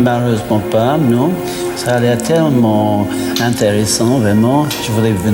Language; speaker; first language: French; non-native, fluent; English